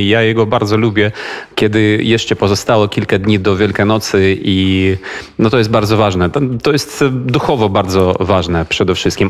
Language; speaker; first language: Polish; non-native, fluent; Ukrainian